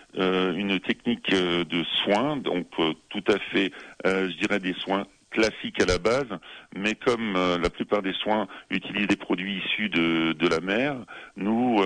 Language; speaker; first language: French; native; French